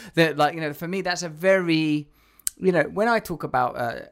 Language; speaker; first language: English; native; English